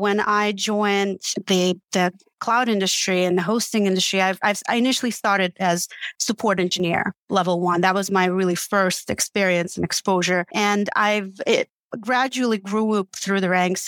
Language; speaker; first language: English; non-native, fluent; Uzbek